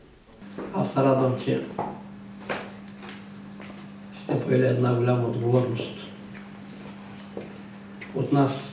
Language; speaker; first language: Bulgarian; non-native, local second language; Turkish